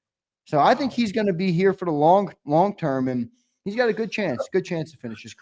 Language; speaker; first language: English; native; English